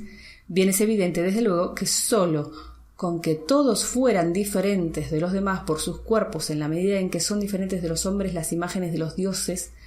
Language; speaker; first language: Spanish; native; Spanish